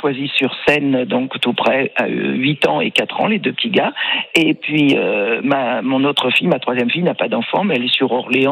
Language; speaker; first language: French; native; French